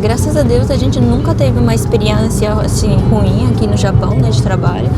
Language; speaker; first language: Portuguese; early bilingual, other home language; Japanese